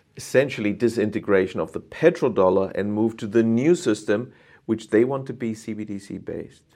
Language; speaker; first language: English; non-native, fluent; German